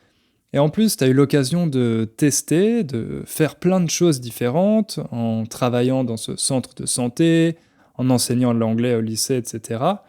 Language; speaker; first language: French; native; French